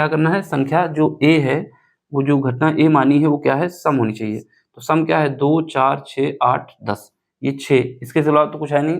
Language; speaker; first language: Hindi; native; Hindi